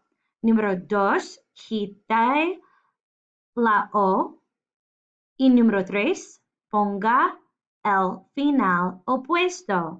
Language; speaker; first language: Spanish; non-native, fluent; English